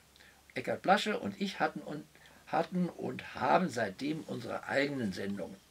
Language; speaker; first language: German; native; German